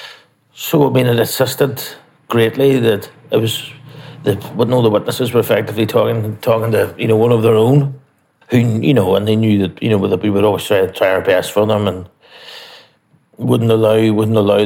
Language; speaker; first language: English; native; English